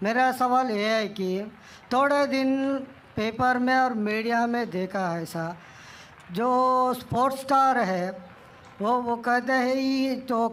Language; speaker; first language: Hindi; non-native, local second language; Telugu